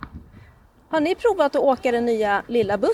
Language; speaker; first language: Swedish; native; Swedish